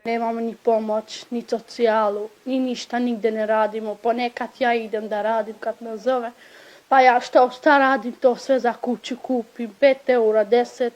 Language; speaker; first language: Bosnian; non-native, local second language; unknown